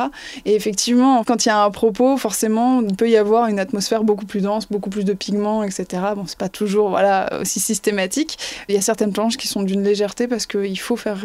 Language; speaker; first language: French; native; French